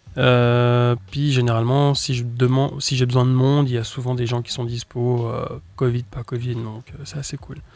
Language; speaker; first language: French; native; French